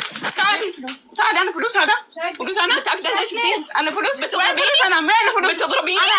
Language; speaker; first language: Arabic; non-native, learner; Amharic